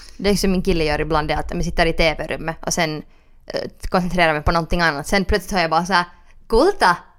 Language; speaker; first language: Swedish; native; Swedish